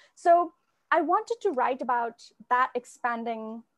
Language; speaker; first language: English; non-native, local second language; Bangla